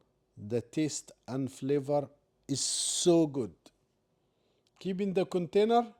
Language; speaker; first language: English; non-native, learner; Arabic